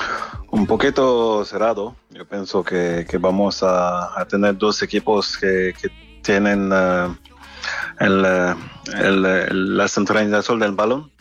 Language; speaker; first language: Spanish; non-native, learner; French